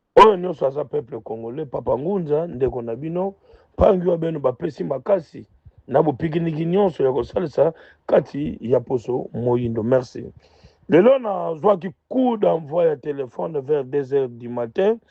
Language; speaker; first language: Lingala; non-native, local second language; Kongo